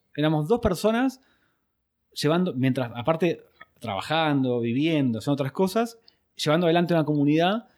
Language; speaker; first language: Spanish; native; Spanish